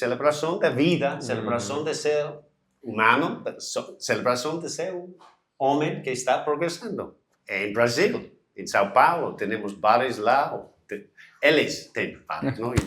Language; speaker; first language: Portuguese; non-native, learner; English